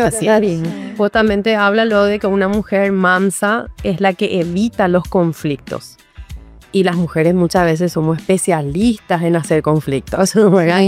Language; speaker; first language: Spanish; native; Spanish